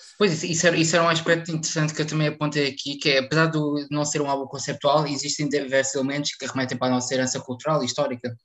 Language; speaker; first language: Portuguese; native; Portuguese